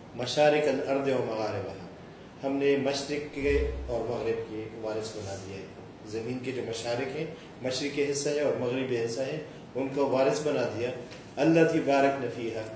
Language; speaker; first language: Urdu; native; Urdu